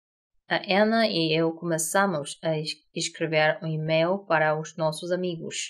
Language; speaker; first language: Portuguese; non-native, fluent; Chinese